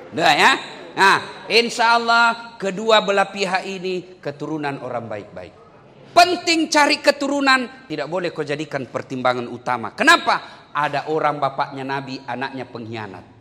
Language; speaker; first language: Indonesian; non-native, local second language; Buginese